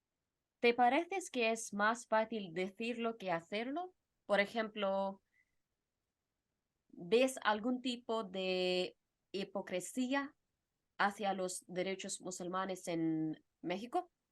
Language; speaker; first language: Spanish; non-native, fluent; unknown